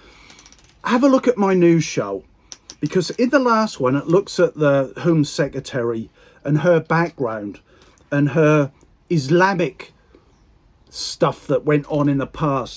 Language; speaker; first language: English; native; English